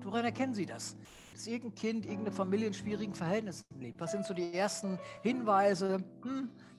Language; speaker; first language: German; native; German